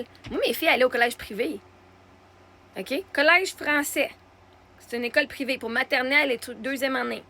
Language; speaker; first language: French; native; French